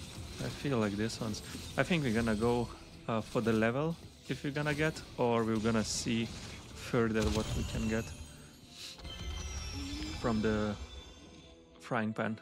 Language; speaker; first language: English; non-native, fluent; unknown